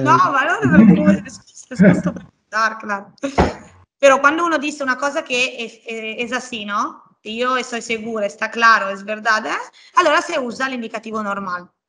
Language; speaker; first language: Italian; native; Italian